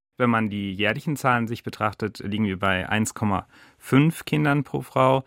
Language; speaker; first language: German; native; German